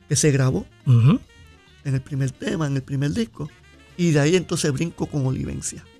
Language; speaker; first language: Spanish; native; Spanish